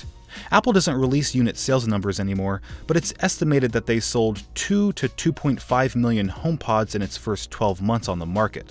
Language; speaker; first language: English; native; English